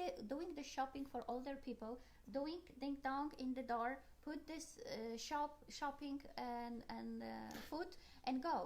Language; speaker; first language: English; non-native, learner; Polish